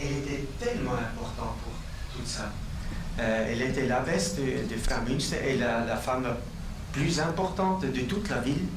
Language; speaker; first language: French; non-native, local second language; German